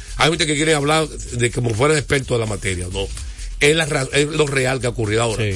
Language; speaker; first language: Spanish; native; Spanish